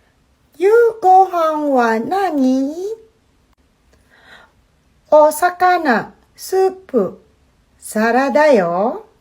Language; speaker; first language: Japanese; non-native, fluent; Filipino